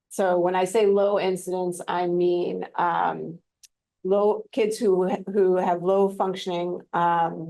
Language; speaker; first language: English; native; English